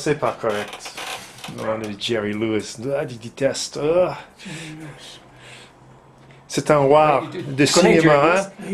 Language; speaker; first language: French; non-native, learner; English